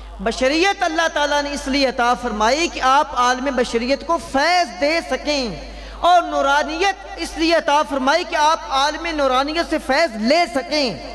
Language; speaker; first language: Urdu; non-native, local second language; Punjabi